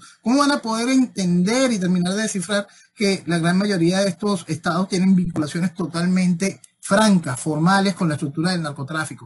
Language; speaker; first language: Spanish; native; Spanish